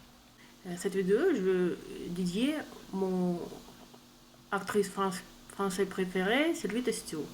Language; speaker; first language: French; non-native, learner; Russian